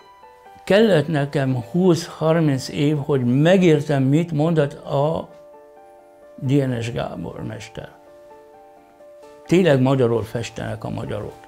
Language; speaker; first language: Hungarian; non-native, fluent; Arabic